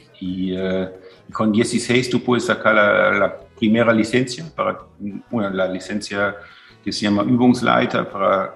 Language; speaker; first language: Spanish; non-native, fluent; German